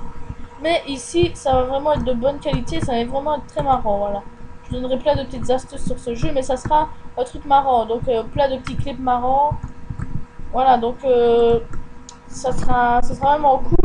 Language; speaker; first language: French; native; French